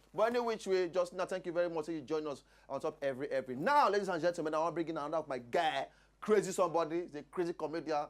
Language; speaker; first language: Nigerian Pidgin; native; Nigerian Pidgin